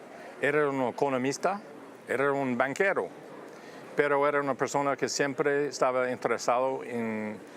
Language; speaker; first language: Spanish; non-native, fluent; English